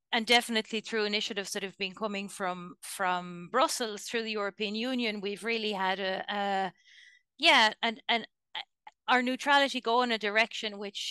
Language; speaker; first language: English; native; English